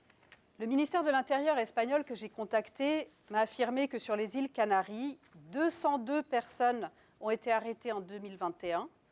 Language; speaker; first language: French; native; French